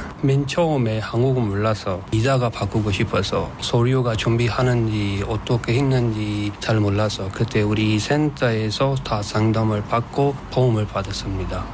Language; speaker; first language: Korean; non-native, learner; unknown